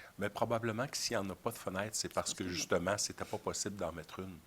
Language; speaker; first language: French; native; French